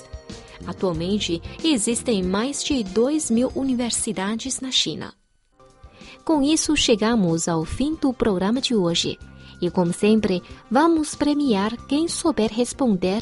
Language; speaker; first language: Portuguese; non-native, fluent; Chinese